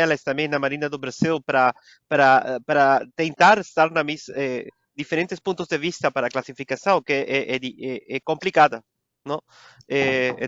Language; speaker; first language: Portuguese; non-native, fluent; Spanish